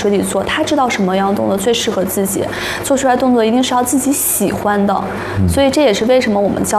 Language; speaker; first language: Chinese; native; Chinese